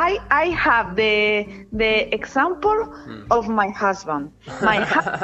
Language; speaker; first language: English; non-native, learner; Spanish